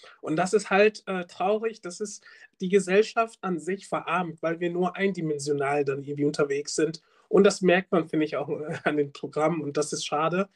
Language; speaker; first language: German; early bilingual, other home language; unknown